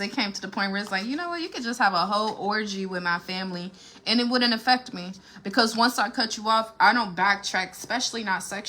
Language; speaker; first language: English; native; English